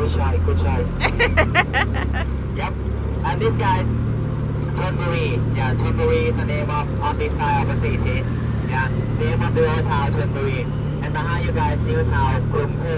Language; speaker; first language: English; non-native, fluent; Thai